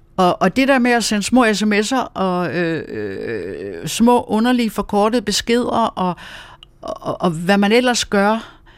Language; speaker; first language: Danish; native; Danish